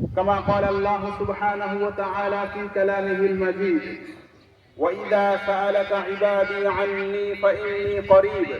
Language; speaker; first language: Arabic; non-native, fluent; Bangla